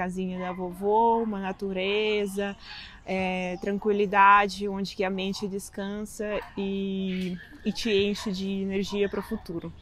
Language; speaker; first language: Portuguese; non-native, fluent; Russian